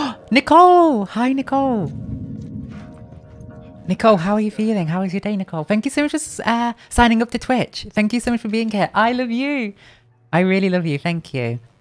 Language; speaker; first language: English; native; English